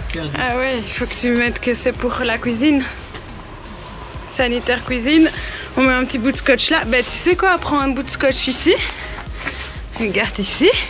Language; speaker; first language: French; native; French